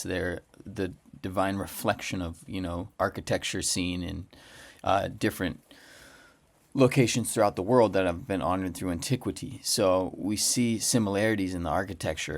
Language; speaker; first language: English; native; English